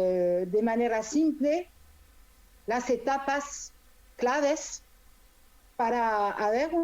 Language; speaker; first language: Spanish; non-native, fluent; French